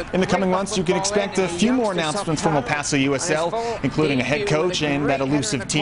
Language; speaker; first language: English; native; English